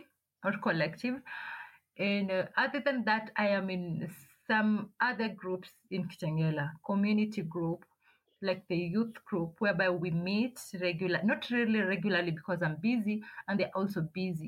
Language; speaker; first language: English; non-native, local second language; Masai